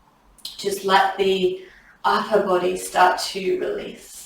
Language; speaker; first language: English; native; English